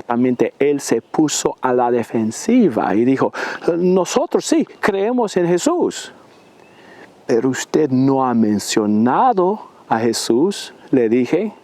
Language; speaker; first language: Spanish; non-native, fluent; English